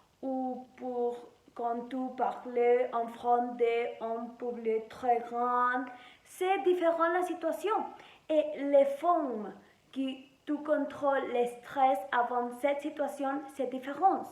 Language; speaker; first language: French; non-native, learner; Spanish